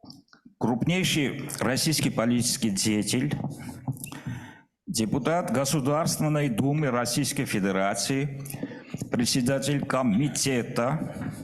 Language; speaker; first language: Russian; non-native, fluent; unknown